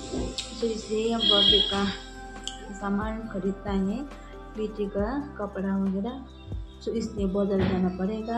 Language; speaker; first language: Hindi; non-native, local second language; Nepali